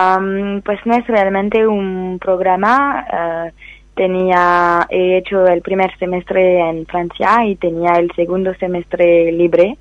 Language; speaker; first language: Spanish; non-native, fluent; French